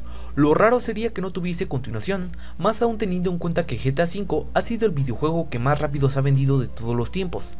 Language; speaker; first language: Spanish; native; Spanish